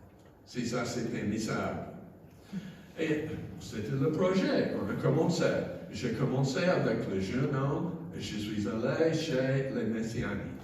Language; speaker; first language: French; non-native, fluent; English